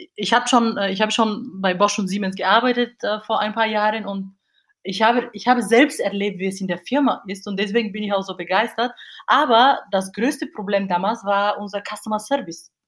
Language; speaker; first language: German; non-native, fluent; Bulgarian